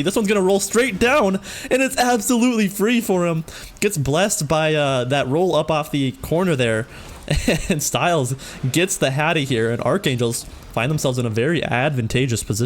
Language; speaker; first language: English; native; English